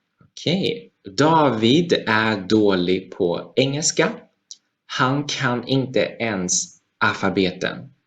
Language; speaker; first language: Swedish; non-native, fluent; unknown